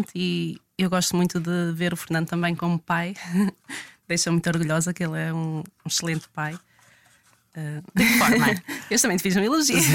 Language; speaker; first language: Portuguese; native; Portuguese